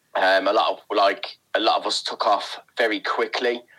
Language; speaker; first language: English; native; English